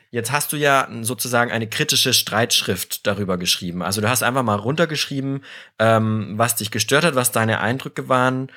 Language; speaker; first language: German; native; German